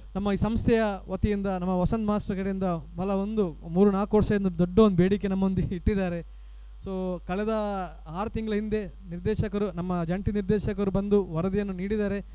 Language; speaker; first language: Kannada; native; Kannada